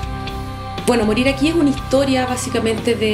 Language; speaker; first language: Spanish; native; Spanish